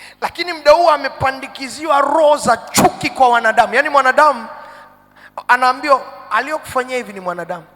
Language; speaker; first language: Swahili; native; Swahili